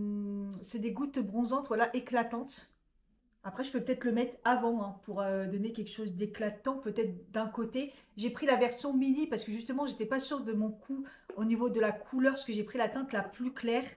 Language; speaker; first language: French; native; French